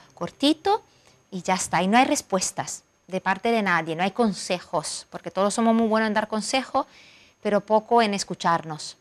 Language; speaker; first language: Spanish; non-native, fluent; Italian